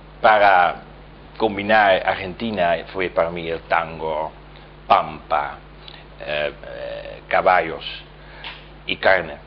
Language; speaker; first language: Spanish; non-native, fluent; Dutch